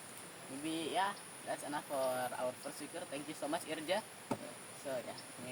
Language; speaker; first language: English; non-native, learner; Indonesian